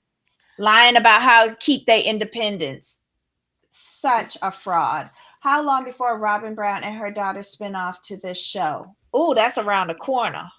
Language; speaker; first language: English; native; English